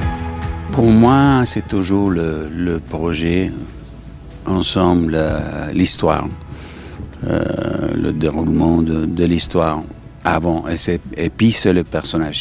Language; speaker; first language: French; non-native, fluent; English